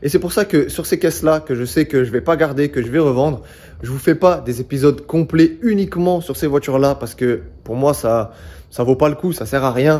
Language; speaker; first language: French; native; French